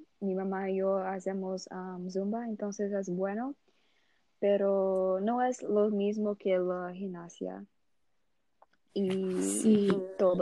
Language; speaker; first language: Spanish; non-native, learner; Portuguese